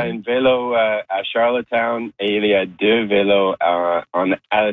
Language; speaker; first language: French; non-native, local second language; English